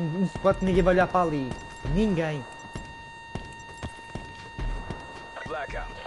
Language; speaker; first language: Portuguese; native; Portuguese